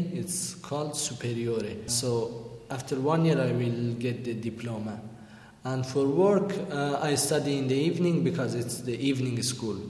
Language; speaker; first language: English; non-native, learner; Persian